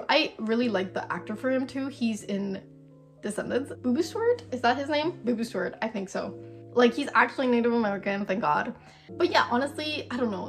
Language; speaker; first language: English; native; English